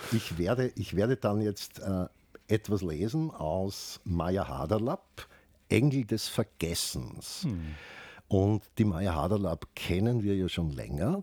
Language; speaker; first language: German; native; German